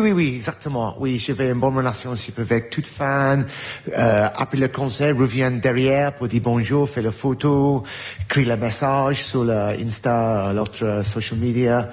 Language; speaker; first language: French; non-native, learner; English